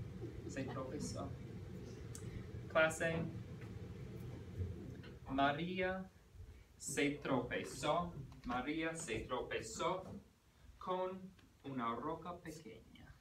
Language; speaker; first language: Spanish; non-native, fluent; English